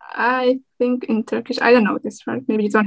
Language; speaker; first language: English; non-native, learner; Turkmen